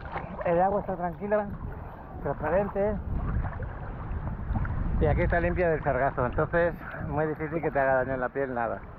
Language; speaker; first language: Spanish; native; Spanish